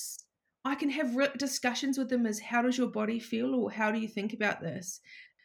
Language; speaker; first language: English; native; English